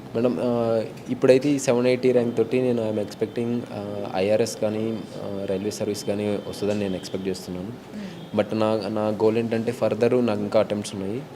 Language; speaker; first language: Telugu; native; Telugu